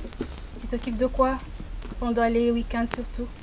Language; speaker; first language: French; non-native, local second language; Comorian